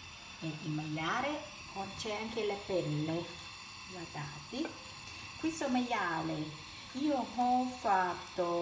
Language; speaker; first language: Italian; non-native, learner; Thai